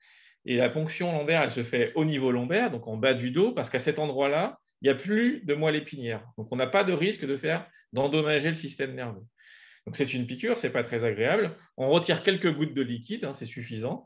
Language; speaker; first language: French; native; French